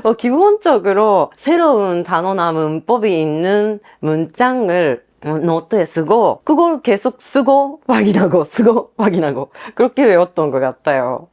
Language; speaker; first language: Korean; non-native, fluent; Japanese